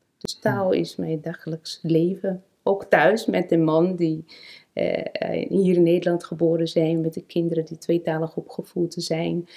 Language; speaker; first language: Dutch; non-native, fluent; Portuguese